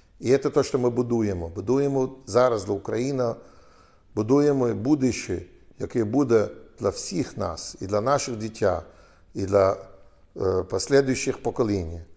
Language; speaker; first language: Ukrainian; non-native, fluent; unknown